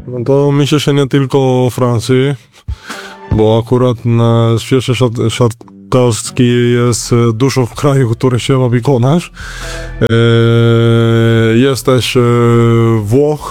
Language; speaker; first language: Polish; non-native, learner; Spanish